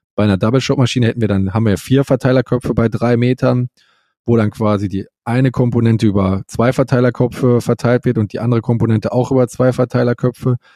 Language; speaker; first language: German; native; German